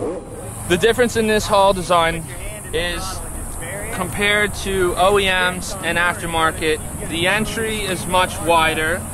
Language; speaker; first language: English; native; English